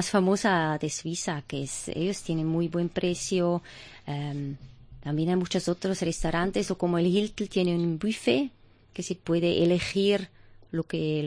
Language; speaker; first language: Spanish; non-native, fluent; German